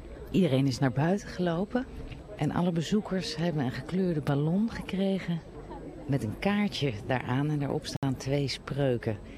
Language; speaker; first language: Dutch; native; Dutch